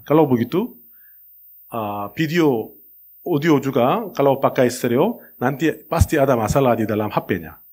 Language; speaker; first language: Indonesian; non-native, learner; Korean